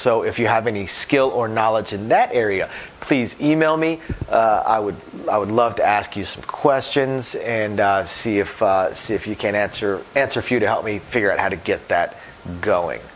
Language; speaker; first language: English; native; English